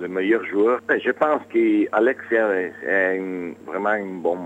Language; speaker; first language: French; non-native, learner; Italian